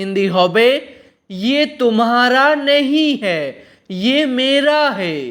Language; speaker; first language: Hindi; non-native, local second language; Bangla